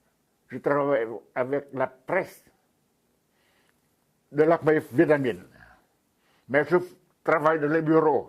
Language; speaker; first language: French; non-native, fluent; Vietnamese